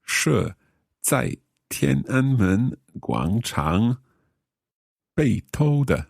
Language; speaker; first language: Chinese; non-native, learner; English